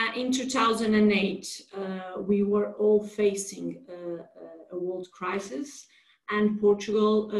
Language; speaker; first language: English; non-native, fluent; Portuguese